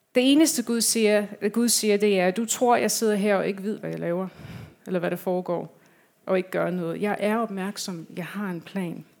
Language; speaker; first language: Danish; non-native, fluent; English